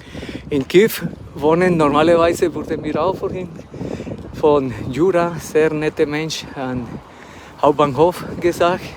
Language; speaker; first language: German; non-native, fluent; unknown